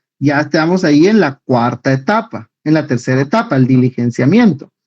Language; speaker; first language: Spanish; native; Spanish